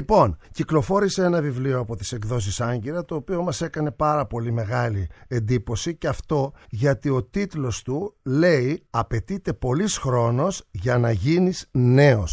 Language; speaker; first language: Greek; native; Greek